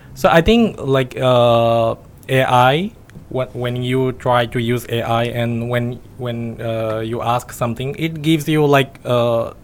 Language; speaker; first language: English; non-native, local second language; Bangla